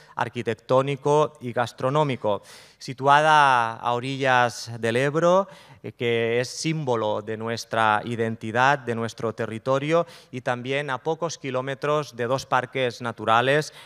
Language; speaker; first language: Catalan; native; Catalan